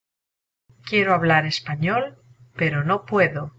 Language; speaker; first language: Spanish; non-native, learner; English